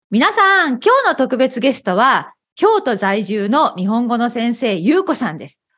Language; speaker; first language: Japanese; native; Japanese